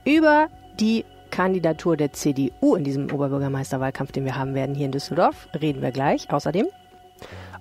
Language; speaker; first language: German; native; German